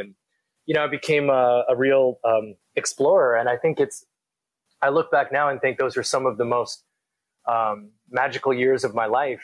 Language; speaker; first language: English; native; English